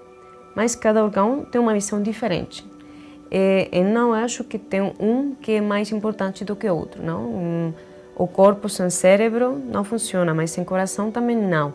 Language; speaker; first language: Portuguese; non-native, fluent; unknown